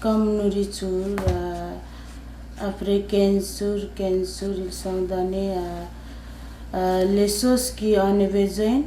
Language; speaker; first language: French; non-native, learner; Nepali